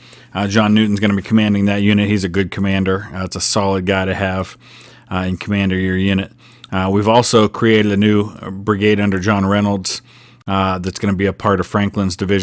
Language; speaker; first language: English; native; English